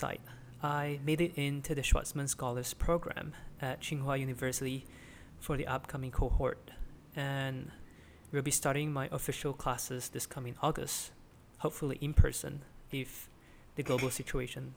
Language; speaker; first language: English; non-native, local second language; Chinese